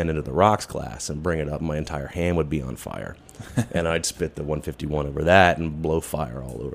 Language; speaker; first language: English; native; English